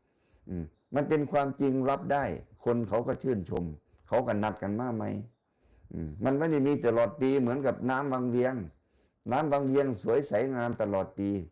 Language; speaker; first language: Thai; non-native, local second language; Northeastern Thai